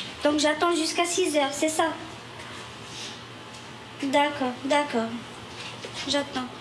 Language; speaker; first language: French; non-native, learner; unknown